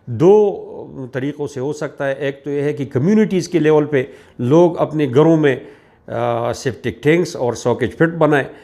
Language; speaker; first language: Urdu; non-native, local second language; Pashto